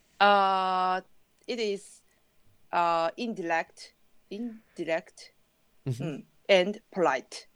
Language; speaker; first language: English; non-native, learner; Japanese